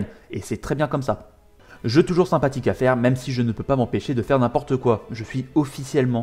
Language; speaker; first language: French; native; French